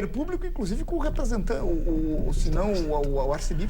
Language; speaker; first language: Portuguese; native; Portuguese